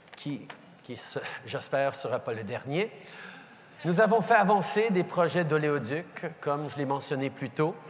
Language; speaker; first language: French; early bilingual, heritage; French